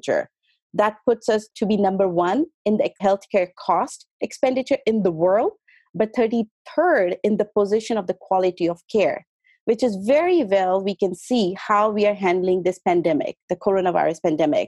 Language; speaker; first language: English; non-native, local second language; Hindi